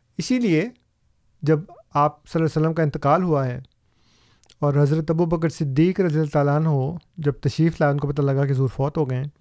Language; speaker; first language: Urdu; native; Urdu